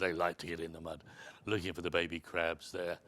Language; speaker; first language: English; native; English